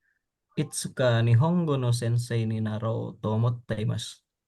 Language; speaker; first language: Japanese; non-native, learner; Indonesian